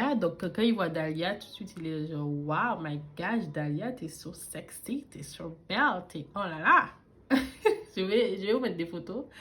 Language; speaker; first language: French; early bilingual, other home language; English